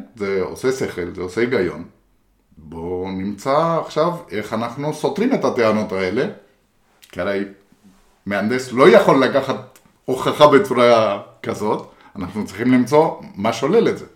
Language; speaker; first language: Hebrew; non-native, fluent; Spanish